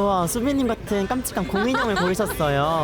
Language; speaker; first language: Korean; native; Korean